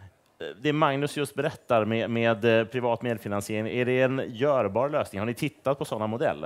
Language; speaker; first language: Swedish; native; Swedish